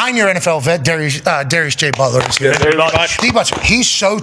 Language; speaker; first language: English; native; English